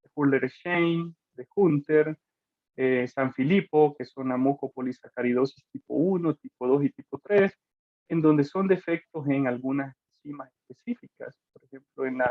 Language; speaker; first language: Spanish; native; Spanish